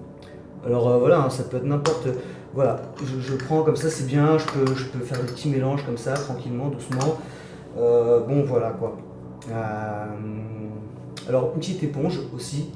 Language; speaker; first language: French; native; French